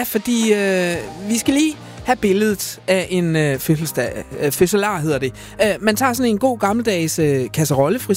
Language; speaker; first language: Danish; native; Danish